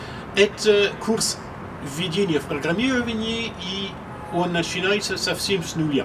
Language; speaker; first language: Russian; non-native, fluent; French